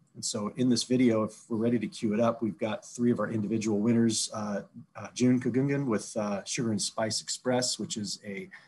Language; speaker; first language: English; native; English